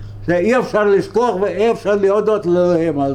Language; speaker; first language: Hebrew; non-native, fluent; Yiddish